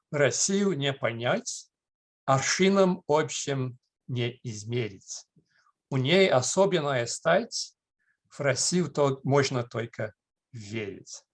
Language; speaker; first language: Russian; non-native, fluent; English